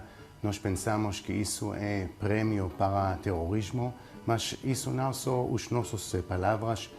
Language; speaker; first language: Portuguese; non-native, learner; Hebrew